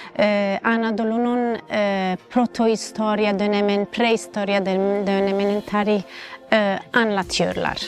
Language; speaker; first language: Turkish; non-native, learner; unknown